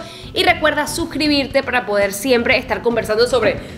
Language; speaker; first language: Spanish; native; Spanish